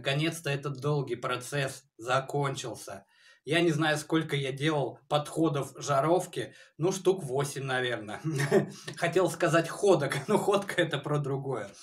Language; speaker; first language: Russian; native; Russian